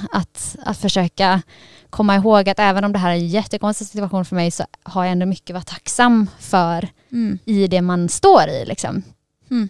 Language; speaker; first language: Swedish; native; Swedish